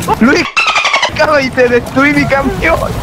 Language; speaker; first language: Spanish; native; Spanish